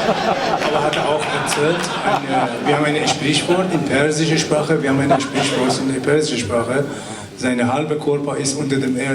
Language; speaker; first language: German; non-native, learner; Persian